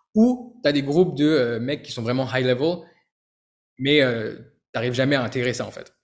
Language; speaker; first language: French; native; French